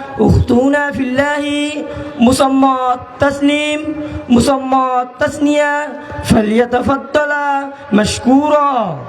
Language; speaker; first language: Arabic; non-native, learner; Bangla